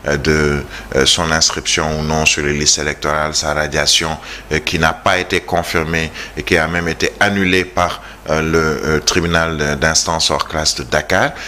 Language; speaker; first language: French; non-native, local second language; Wolof